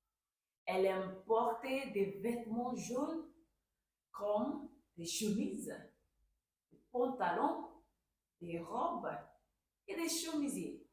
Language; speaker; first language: French; non-native, fluent; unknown